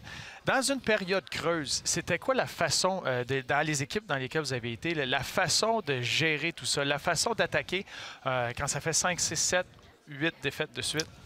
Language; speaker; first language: French; native; French